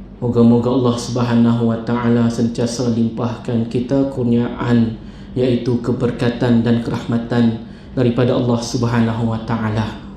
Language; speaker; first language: Malay; native; Malay